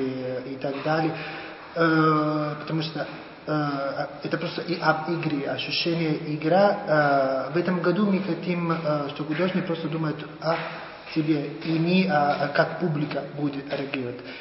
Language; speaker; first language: Russian; non-native, fluent; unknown